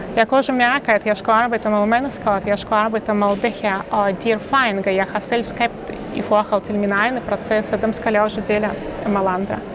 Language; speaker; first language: Danish; non-native, fluent; Russian